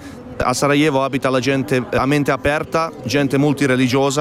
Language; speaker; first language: Italian; non-native, fluent; Bosnian